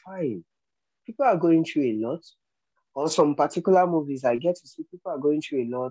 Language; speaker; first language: English; non-native, local second language; Yoruba